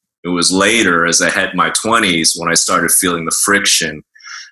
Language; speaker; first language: English; native; English